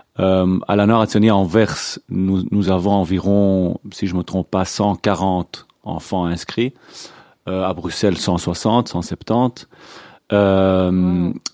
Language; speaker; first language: French; non-native, local second language; Hebrew